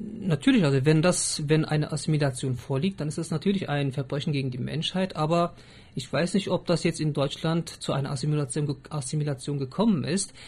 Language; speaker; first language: German; early bilingual, other home language; Turkish